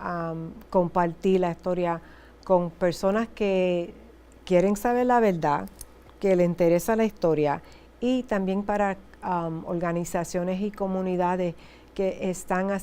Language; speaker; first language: Spanish; early bilingual, heritage; Spanish